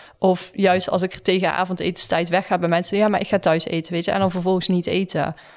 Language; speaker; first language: Dutch; native; Dutch